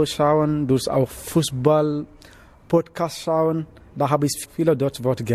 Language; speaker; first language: German; non-native, learner; Wolof